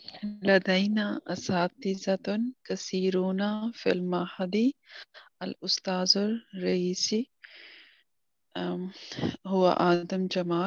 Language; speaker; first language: Arabic; non-native, learner; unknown